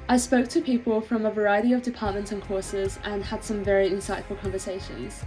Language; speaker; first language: English; native; English